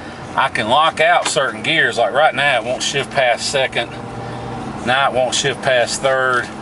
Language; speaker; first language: English; native; English